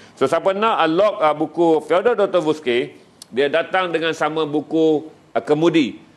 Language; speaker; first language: Malay; native; Malay